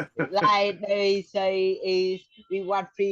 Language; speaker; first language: English; non-native, learner; Vietnamese